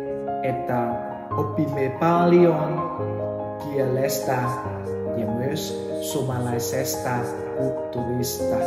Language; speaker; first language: Finnish; non-native, learner; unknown